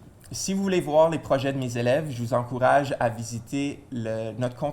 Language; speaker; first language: French; native; French